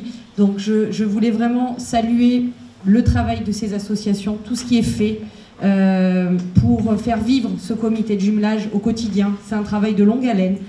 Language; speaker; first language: French; native; French